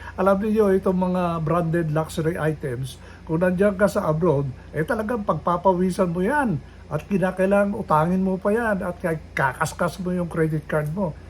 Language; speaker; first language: Filipino; non-native, local second language; Iloko